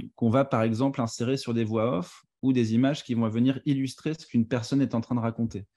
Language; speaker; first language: French; native; French